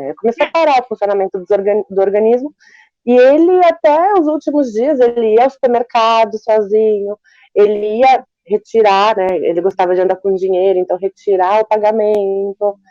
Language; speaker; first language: Portuguese; native; Portuguese